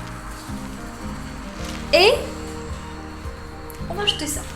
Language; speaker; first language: French; non-native, local second language; Arabic